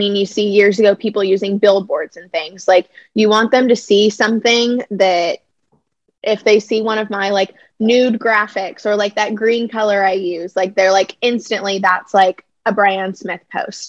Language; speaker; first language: English; native; English